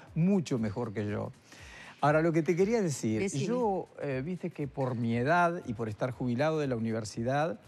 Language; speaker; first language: Spanish; native; Spanish